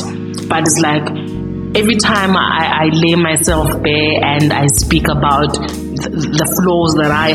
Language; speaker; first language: English; non-native, local second language; Xhosa